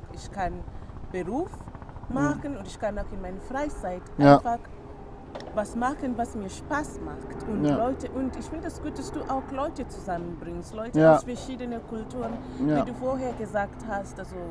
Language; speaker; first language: German; non-native, fluent; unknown